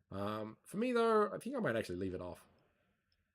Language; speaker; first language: English; native; English